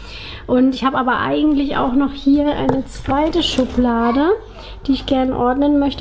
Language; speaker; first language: German; native; German